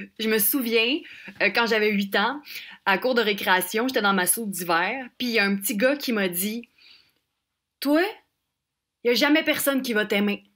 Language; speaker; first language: French; native; French